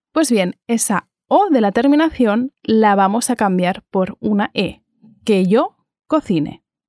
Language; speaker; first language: Spanish; native; Spanish